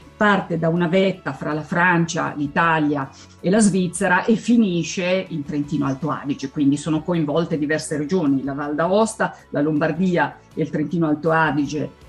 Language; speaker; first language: Italian; non-native, fluent; Swiss German